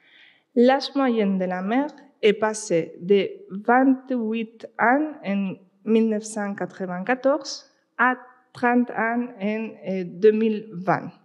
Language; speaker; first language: French; non-native, fluent; Spanish